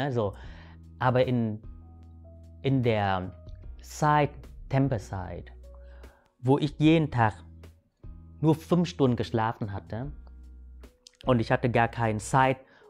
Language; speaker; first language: German; early bilingual, other home language; Vietnamese